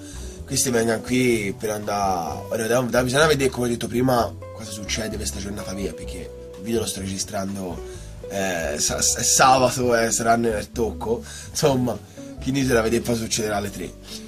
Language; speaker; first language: Italian; native; Italian